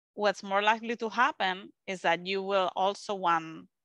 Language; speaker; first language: English; non-native, fluent; Spanish